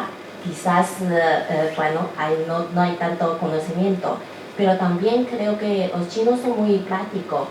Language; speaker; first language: Spanish; non-native, learner; Chinese